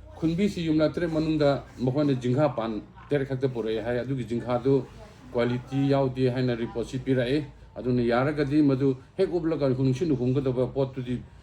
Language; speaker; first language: Manipuri; non-native, local second language; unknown